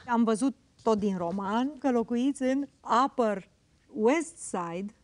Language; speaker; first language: Romanian; native; Romanian